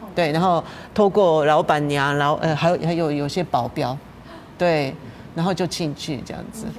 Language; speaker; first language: Chinese; non-native, fluent; Japanese